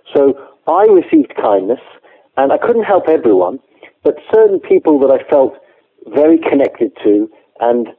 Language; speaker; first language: English; native; English